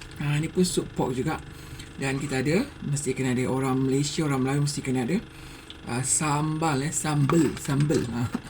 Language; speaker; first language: Malay; native; Malay